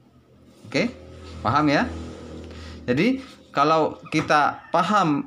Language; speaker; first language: Indonesian; native; Indonesian